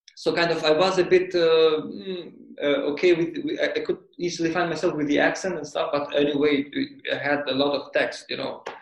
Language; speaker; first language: English; non-native, fluent; Albanian